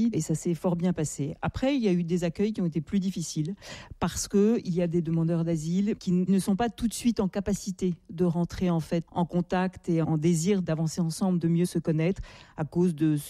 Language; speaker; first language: French; native; French